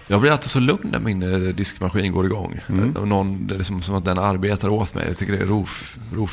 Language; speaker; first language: Swedish; native; Swedish